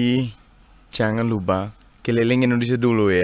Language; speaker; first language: Indonesian; non-native, learner; Danish